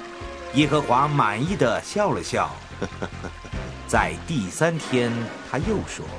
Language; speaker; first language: Chinese; native; Chinese